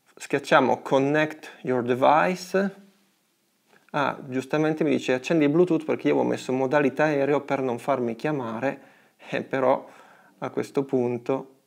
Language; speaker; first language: Italian; native; Italian